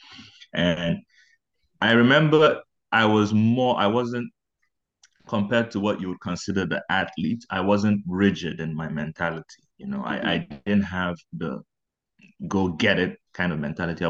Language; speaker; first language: English; non-native, local second language; Igbo